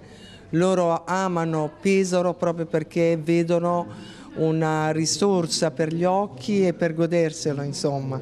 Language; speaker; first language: Italian; non-native, fluent; Spanish